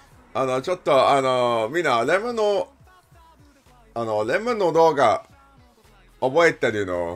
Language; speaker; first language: Japanese; non-native, learner; English